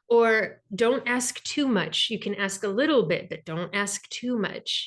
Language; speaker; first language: English; native; English